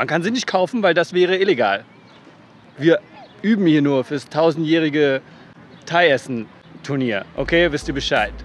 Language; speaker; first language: German; native; German